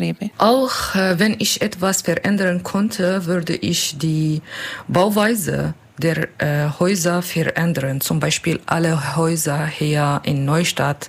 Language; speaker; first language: German; non-native, learner; Turkish